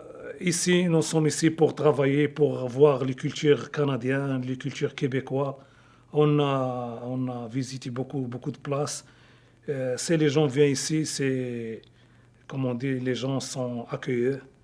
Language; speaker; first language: French; non-native, local second language; Arabic